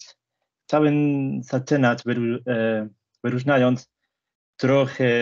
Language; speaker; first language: Polish; non-native, fluent; Spanish